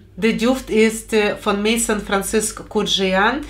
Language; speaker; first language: German; non-native, fluent; Russian